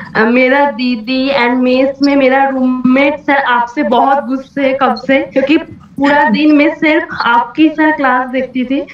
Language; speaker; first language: Hindi; non-native, local second language; Bangla